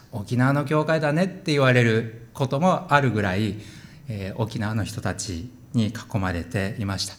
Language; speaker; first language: Japanese; native; Japanese